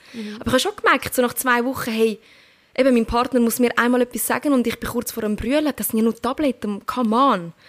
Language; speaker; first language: German; early bilingual, other home language; Turkish